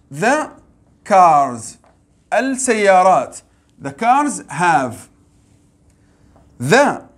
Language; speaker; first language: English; non-native, fluent; Arabic